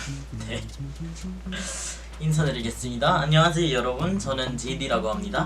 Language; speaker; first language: Korean; non-native, fluent; Filipino